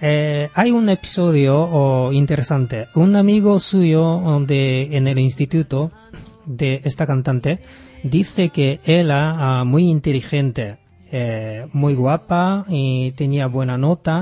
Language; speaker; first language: Spanish; non-native, fluent; Japanese